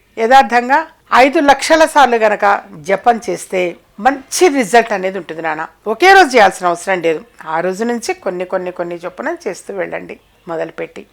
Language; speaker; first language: Telugu; native; Telugu